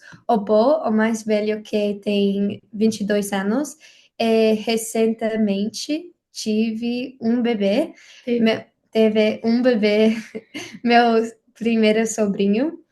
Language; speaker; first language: Portuguese; non-native, learner; English